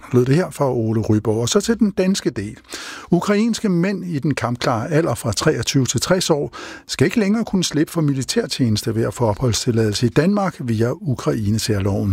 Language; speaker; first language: Danish; native; Danish